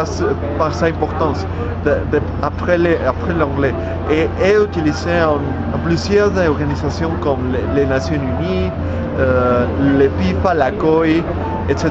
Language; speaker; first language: French; non-native, learner; Spanish